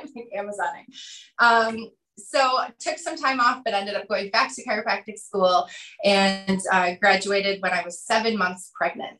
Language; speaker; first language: English; native; English